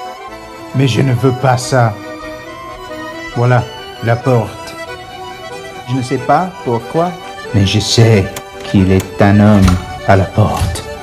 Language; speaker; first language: French; non-native, learner; English